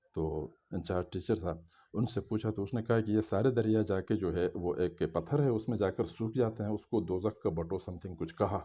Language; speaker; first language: Urdu; non-native, local second language; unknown